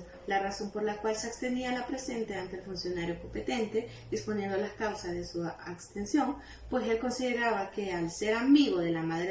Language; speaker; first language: Spanish; native; Spanish